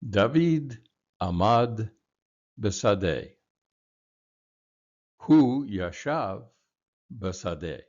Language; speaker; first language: Hebrew; non-native, fluent; English